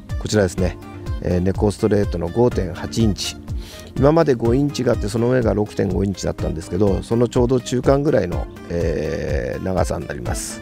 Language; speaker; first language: Japanese; native; Japanese